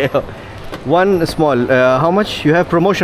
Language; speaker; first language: English; non-native, fluent; Urdu